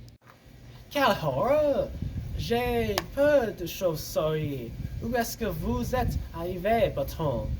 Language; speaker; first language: French; non-native, learner; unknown